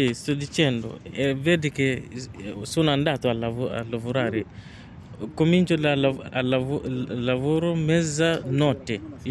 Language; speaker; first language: Italian; non-native, learner; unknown